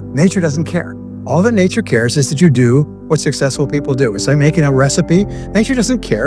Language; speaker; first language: English; native; English